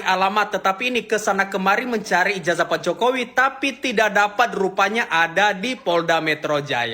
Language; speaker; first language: Indonesian; native; Indonesian